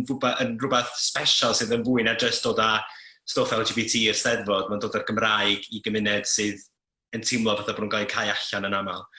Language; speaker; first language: Welsh; native; Welsh